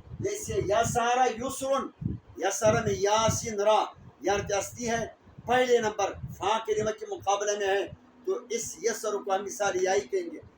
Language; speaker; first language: Urdu; non-native, local second language; Pashto